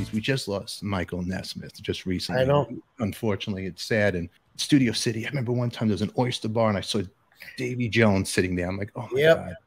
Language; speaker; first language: English; native; English